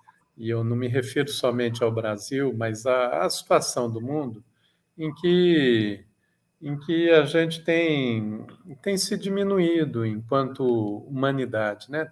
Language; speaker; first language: Portuguese; native; Portuguese